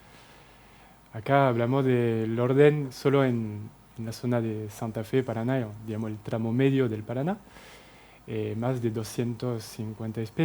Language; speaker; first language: Spanish; non-native, fluent; French